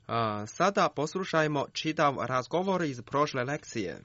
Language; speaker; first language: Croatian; non-native, fluent; Chinese